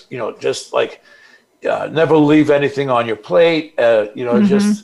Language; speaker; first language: English; native; English